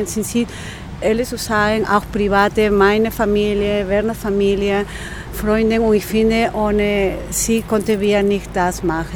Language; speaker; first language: German; non-native, learner; Spanish